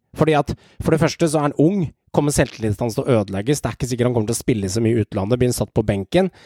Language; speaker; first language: Norwegian; native; Norwegian